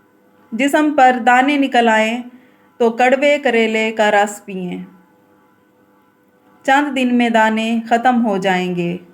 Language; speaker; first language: Urdu; native; Urdu